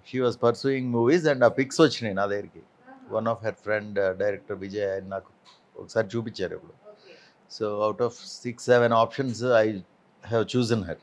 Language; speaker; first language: Telugu; native; Telugu